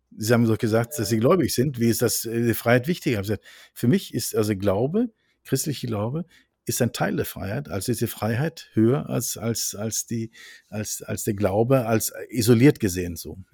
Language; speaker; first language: German; non-native, fluent; Norwegian